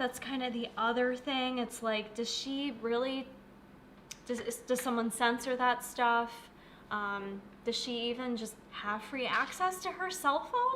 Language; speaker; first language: English; native; English